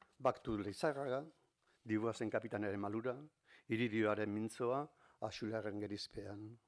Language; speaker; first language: Basque; native; Basque